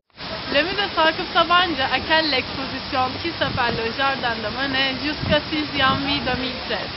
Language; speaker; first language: French; non-native, learner; Turkish